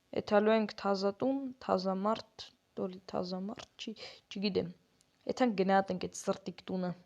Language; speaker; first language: Armenian; native; Armenian